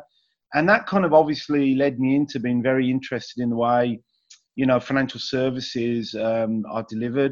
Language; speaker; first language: English; native; English